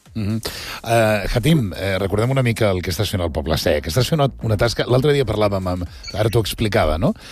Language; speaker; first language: Catalan; native; Catalan